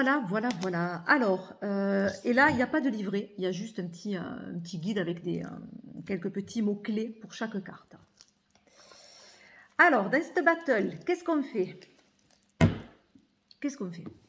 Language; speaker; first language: French; native; French